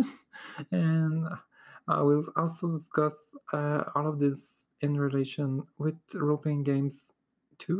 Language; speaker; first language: English; non-native, fluent; French